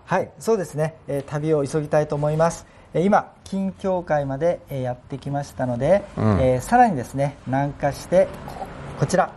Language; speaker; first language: Japanese; native; Japanese